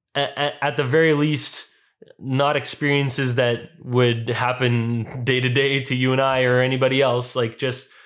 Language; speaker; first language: English; native; English